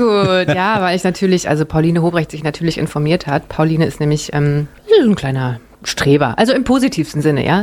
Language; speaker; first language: German; early bilingual, other home language; Japanese